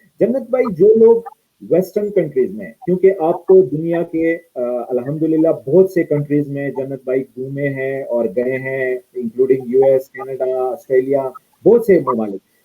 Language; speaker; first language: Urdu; non-native, local second language; Pashto